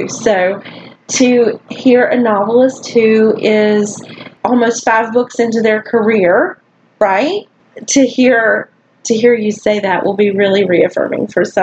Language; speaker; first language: English; native; English